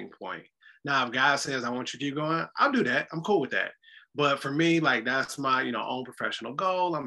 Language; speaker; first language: English; native; English